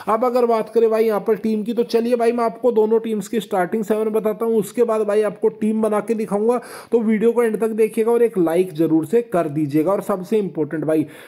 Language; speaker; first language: Hindi; native; Hindi